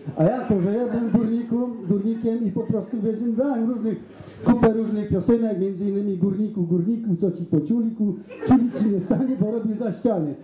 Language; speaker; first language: Polish; native; Polish